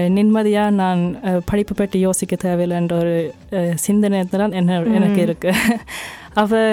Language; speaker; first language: Tamil; early bilingual, heritage; Norwegian